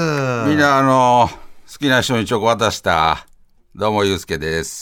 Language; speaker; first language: Japanese; native; Japanese